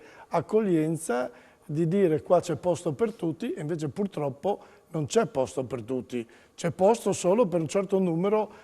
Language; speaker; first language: Italian; native; Italian